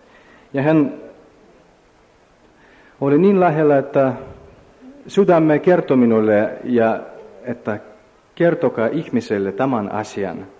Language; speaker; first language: Finnish; non-native, learner; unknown